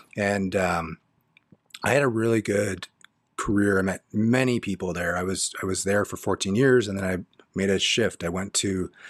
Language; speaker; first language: English; native; English